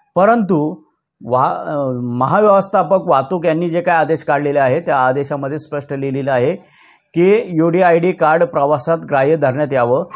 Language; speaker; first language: Marathi; native; Marathi